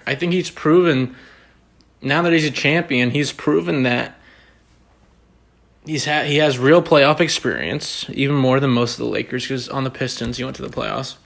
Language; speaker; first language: English; native; English